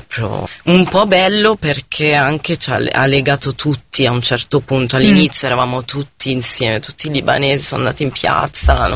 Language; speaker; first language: Italian; non-native, fluent; Arabic